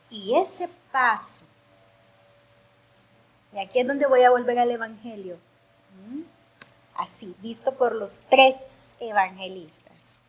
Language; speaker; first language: Spanish; native; Spanish